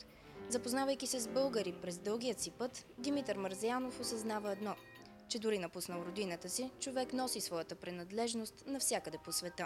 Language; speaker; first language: Bulgarian; native; Bulgarian